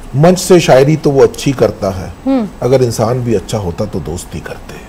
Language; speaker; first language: Hindi; native; Hindi